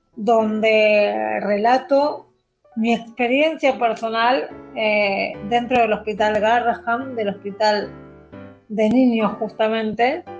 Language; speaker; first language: Spanish; native; Spanish